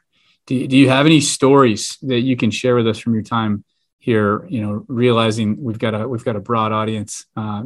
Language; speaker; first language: English; native; English